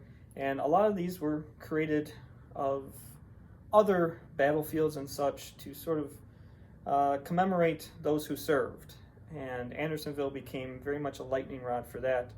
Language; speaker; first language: English; native; English